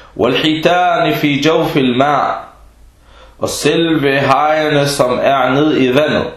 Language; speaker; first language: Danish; early bilingual, other home language; Arabic